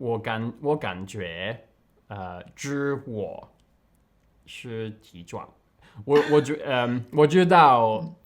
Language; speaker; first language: Chinese; non-native, learner; English